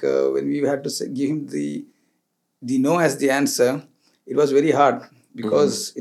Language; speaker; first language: English; non-native, local second language; Malayalam